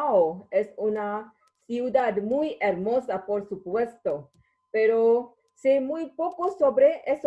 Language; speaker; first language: Spanish; non-native, learner; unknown